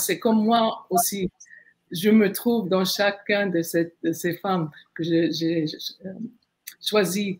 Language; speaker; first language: French; non-native, fluent; Arabic